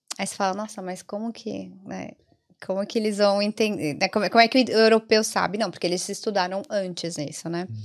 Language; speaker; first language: Portuguese; early bilingual, other home language; Italian